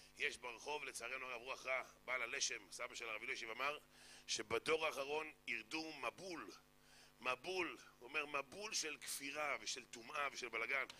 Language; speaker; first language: Hebrew; native; Hebrew